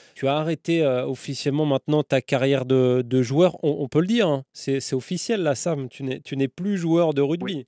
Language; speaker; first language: French; native; French